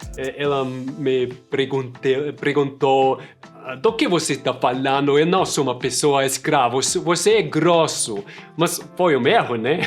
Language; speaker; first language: Portuguese; non-native, fluent; German